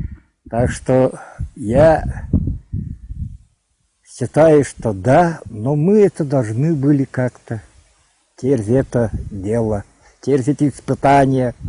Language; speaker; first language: Russian; non-native, local second language; Yakut